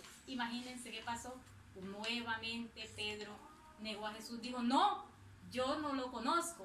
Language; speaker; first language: Spanish; native; Spanish